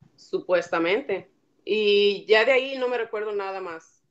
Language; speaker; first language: Spanish; native; Spanish